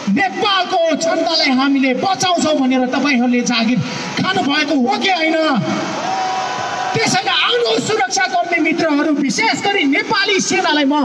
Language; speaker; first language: Nepali; non-native, local second language; Newari